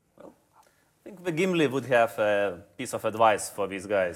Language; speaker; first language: English; non-native, fluent; Lithuanian